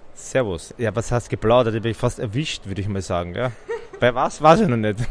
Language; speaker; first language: German; native; German